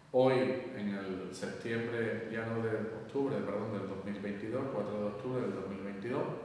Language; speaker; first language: Spanish; native; Spanish